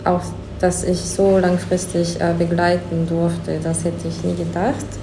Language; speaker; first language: German; non-native, learner; Japanese